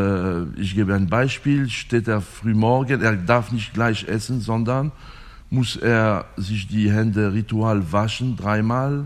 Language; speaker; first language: German; non-native, fluent; French